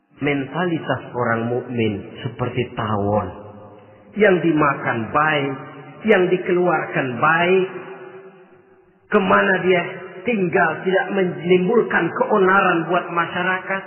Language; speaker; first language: Indonesian; native; Indonesian